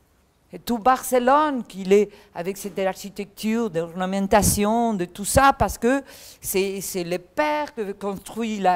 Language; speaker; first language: French; non-native, learner; Catalan